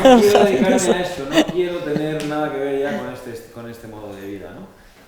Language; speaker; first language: Spanish; native; Spanish